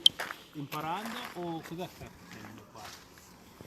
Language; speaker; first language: Italian; non-native, learner; Urdu